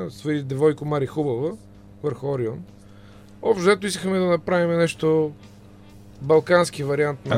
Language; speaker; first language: Bulgarian; native; Bulgarian